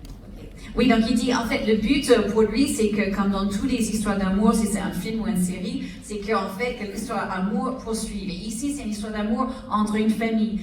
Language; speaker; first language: French; native; French